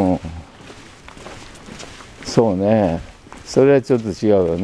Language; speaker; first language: Japanese; native; Japanese